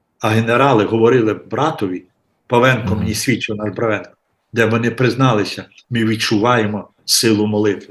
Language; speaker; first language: Ukrainian; native; Ukrainian